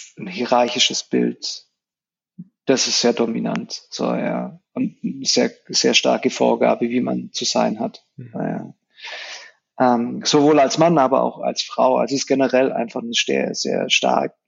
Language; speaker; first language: German; early bilingual, other home language; Spanish